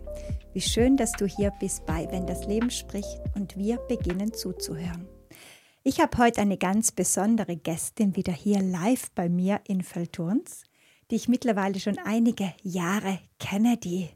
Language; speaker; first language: German; native; German